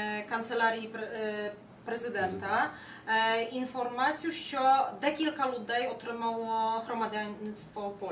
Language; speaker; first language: Ukrainian; non-native, fluent; Polish